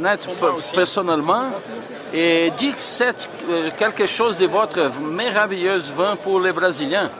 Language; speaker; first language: French; non-native, learner; Portuguese